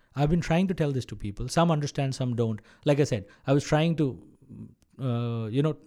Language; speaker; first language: English; non-native, local second language; Malayalam